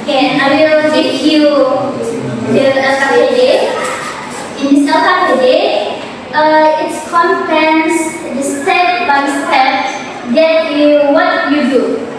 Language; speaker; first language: English; non-native, learner; Indonesian